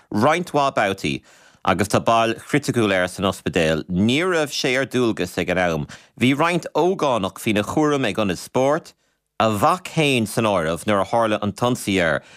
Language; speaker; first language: Irish; native; Irish